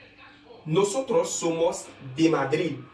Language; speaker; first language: Spanish; non-native, fluent; Haitian Creole